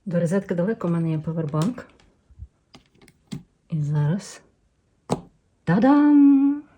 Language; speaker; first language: Ukrainian; native; Ukrainian